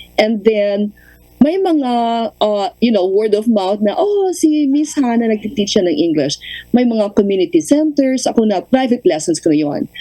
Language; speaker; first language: Filipino; non-native, local second language; Iloko